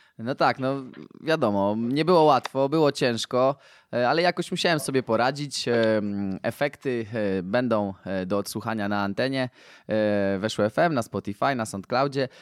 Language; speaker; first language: Polish; native; Polish